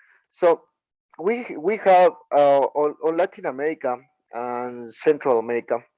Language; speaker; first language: English; non-native, learner; Spanish